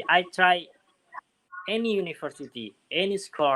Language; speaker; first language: English; non-native, learner; Indonesian